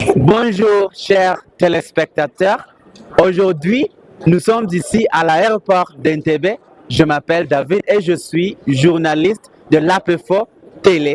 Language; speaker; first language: French; non-native, fluent; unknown